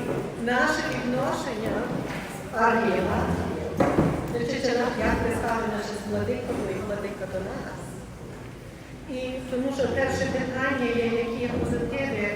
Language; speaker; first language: Ukrainian; early bilingual, heritage; Ukrainian